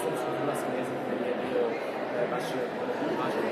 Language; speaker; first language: Serbian; non-native, fluent; Spanish